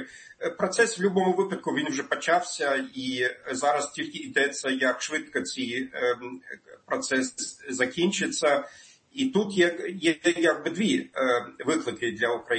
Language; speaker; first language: Ukrainian; non-native, fluent; German